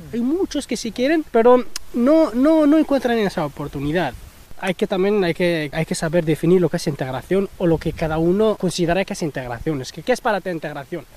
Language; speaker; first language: Spanish; early bilingual, other home language; Arabic